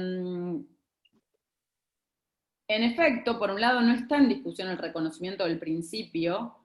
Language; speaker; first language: Spanish; native; Spanish